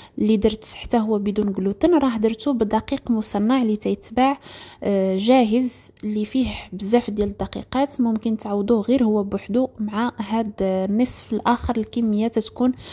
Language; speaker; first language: Arabic; native; Arabic